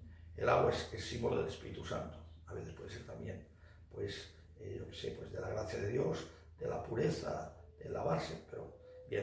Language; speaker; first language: Spanish; native; Spanish